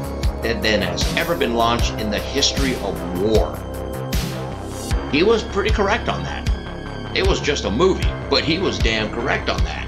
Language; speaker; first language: English; native; English